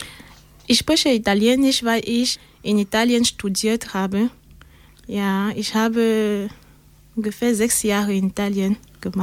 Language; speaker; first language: German; non-native, learner; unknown